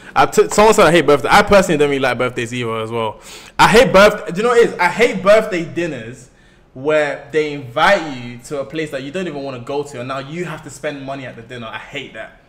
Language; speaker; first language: English; native; English